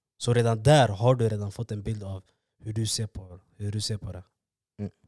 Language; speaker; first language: Swedish; early bilingual, other home language; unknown